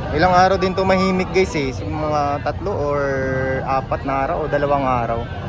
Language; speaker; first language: Filipino; native; Filipino